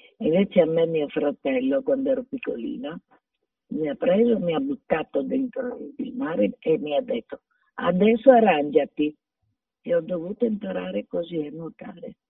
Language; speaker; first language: Italian; native; Italian